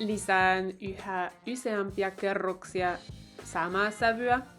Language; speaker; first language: Finnish; non-native, fluent; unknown